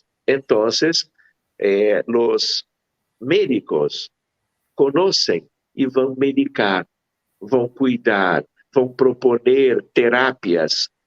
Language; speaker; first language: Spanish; non-native, fluent; Portuguese